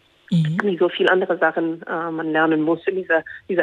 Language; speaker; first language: German; non-native, fluent; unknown